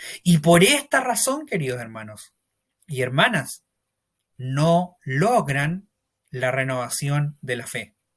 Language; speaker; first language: Spanish; native; Spanish